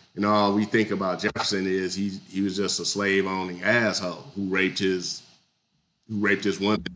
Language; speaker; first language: English; native; English